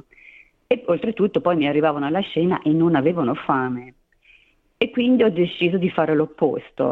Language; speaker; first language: Italian; native; Italian